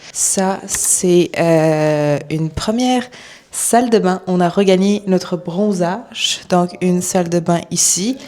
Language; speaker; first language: French; early bilingual, other home language; Arabic